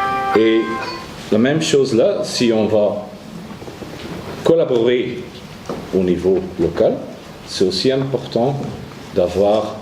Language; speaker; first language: French; non-native, learner; Dutch